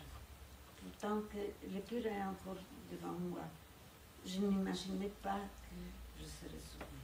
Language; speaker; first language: French; non-native, fluent; Polish